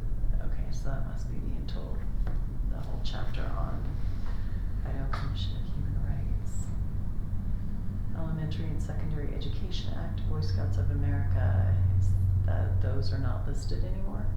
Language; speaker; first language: English; native; English